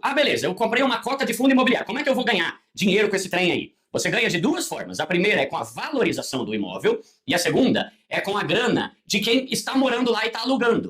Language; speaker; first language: Portuguese; native; Portuguese